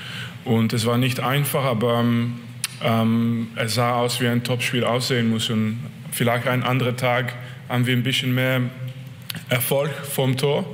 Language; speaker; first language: German; non-native, fluent; French